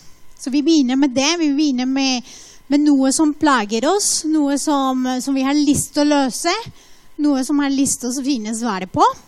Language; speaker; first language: Norwegian; non-native, fluent; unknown